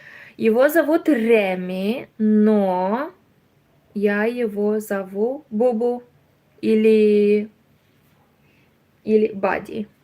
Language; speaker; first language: Russian; non-native, learner; Romanian